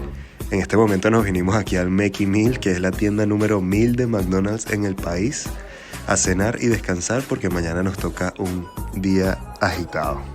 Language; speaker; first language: Spanish; native; Spanish